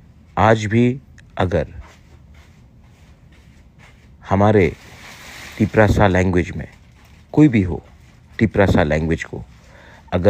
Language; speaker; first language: Hindi; non-native, local second language; Kok Borok